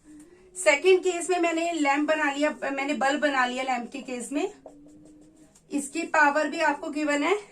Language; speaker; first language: Hindi; native; Hindi